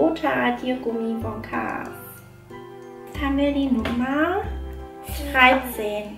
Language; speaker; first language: German; native; German